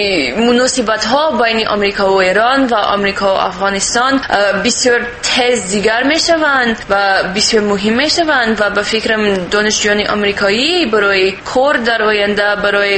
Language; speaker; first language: Persian; non-native, learner; English